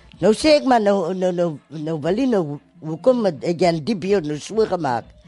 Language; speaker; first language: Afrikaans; native; Afrikaans